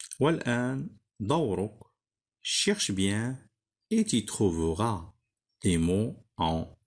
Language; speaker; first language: French; non-native, local second language; Arabic